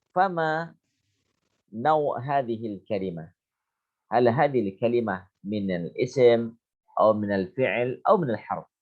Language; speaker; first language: Arabic; non-native, fluent; Indonesian